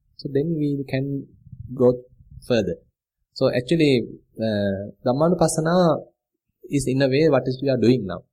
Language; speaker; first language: English; non-native, local second language; Sinhala